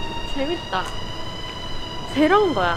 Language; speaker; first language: Korean; non-native, learner; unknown